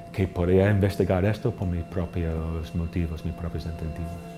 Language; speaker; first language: Spanish; non-native, fluent; English